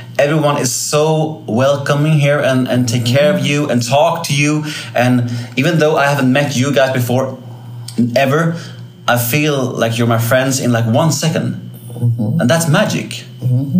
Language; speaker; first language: English; non-native, fluent; Swedish